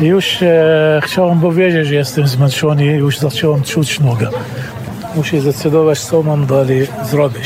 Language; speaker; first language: Polish; non-native, fluent; Arabic